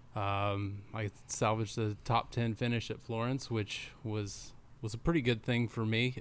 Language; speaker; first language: English; native; English